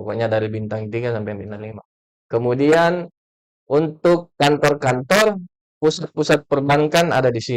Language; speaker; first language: Indonesian; native; Indonesian